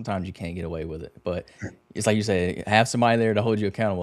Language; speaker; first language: English; native; English